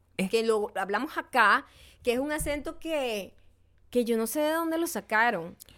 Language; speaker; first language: Spanish; native; Spanish